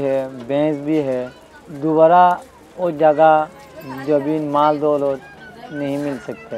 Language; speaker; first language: Hindi; non-native, learner; Rohingya